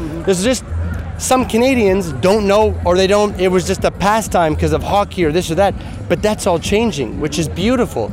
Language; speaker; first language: English; native; English